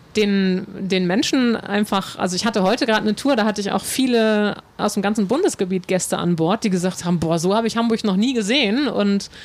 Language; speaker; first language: German; native; German